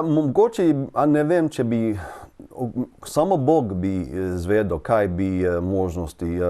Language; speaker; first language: Slovenian; non-native, learner; English